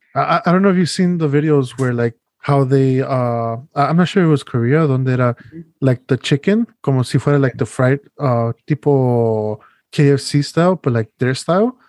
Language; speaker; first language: English; early bilingual, other home language; Spanish